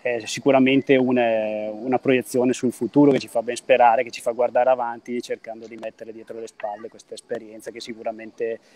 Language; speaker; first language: Italian; native; Italian